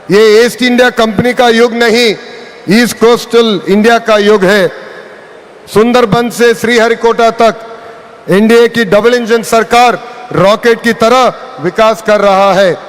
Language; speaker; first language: Hindi; non-native, local second language; Telugu